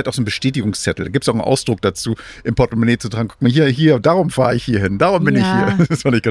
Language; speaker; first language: German; native; German